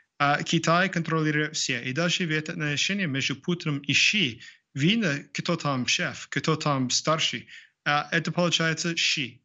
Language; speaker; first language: Russian; non-native, fluent; English